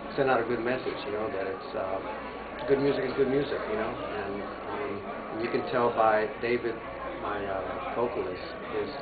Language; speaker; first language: English; native; English